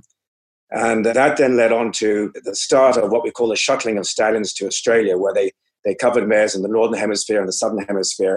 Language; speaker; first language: English; native; English